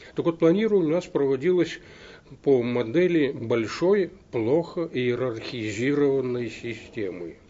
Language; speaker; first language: Russian; native; Russian